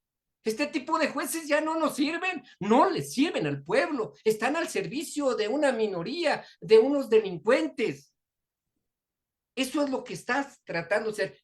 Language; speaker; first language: Spanish; native; Spanish